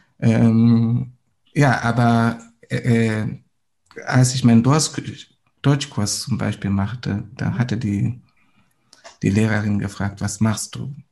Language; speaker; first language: German; non-native, fluent; Swahili